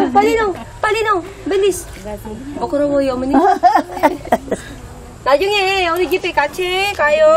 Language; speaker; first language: Korean; non-native, learner; Filipino